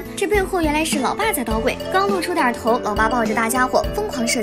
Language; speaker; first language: Chinese; native; Chinese